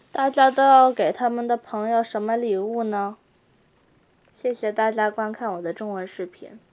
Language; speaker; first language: Chinese; early bilingual, heritage; English